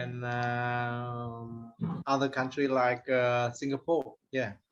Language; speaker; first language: English; non-native, learner; Vietnamese